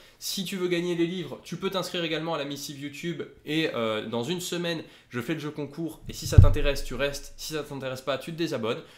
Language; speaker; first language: French; native; French